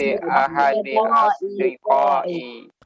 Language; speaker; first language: Arabic; non-native, learner; Indonesian